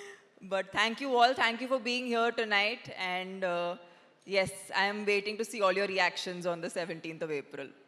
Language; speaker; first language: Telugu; non-native, fluent; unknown